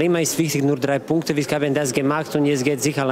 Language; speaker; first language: German; non-native, learner; Croatian